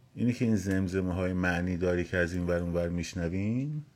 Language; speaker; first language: Persian; native; Persian